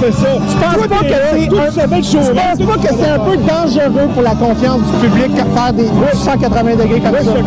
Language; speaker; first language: French; native; French